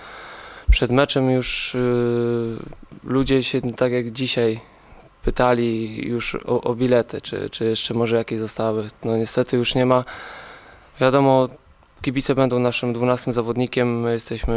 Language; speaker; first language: Polish; native; Polish